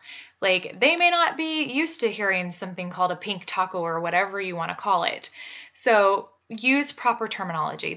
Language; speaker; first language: English; native; English